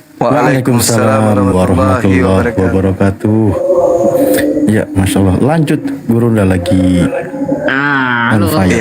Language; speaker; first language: Indonesian; native; Indonesian